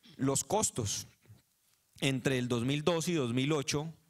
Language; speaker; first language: Spanish; native; Spanish